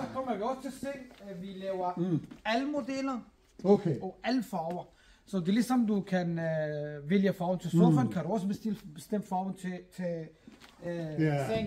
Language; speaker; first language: Danish; non-native, fluent; Kurdish